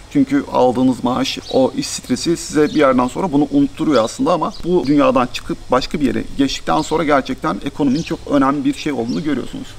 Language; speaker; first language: Turkish; native; Turkish